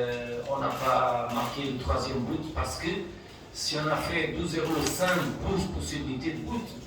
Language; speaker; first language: French; non-native, fluent; Portuguese